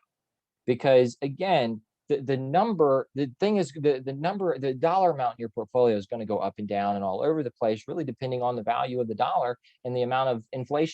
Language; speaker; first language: English; native; English